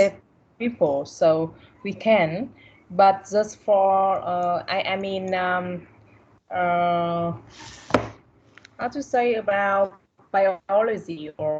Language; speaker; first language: English; non-native, learner; Vietnamese